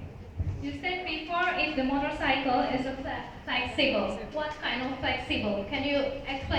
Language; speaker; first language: English; non-native, learner; Indonesian